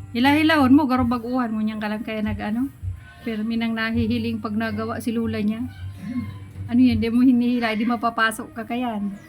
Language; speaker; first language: Filipino; non-native, local second language; Bikol